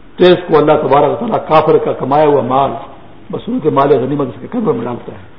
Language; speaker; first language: Urdu; non-native, local second language; Pashto